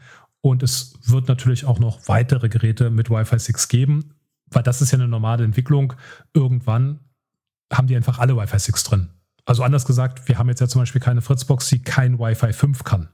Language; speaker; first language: German; native; German